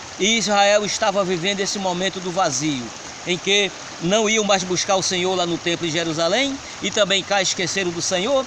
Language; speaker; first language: Portuguese; native; Portuguese